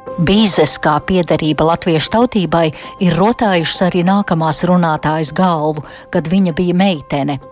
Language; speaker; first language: Latvian; native; Latvian